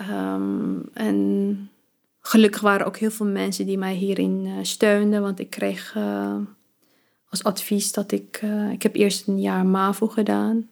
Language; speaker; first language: Dutch; early bilingual, other home language; Arabic